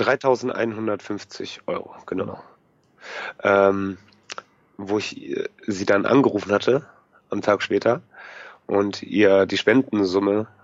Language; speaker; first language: German; native; German